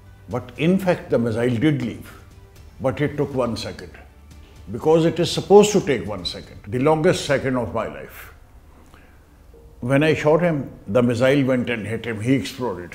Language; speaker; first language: English; non-native, local second language; Urdu